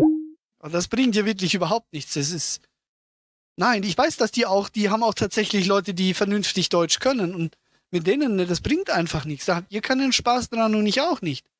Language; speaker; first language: German; native; German